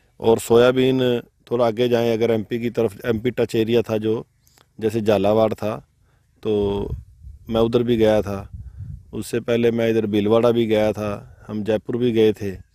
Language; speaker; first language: Hindi; non-native, local second language; Punjabi